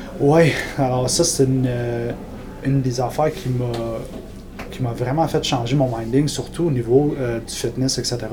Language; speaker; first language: French; non-native, local second language; English